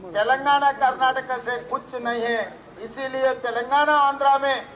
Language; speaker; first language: Hindi; non-native, local second language; Telugu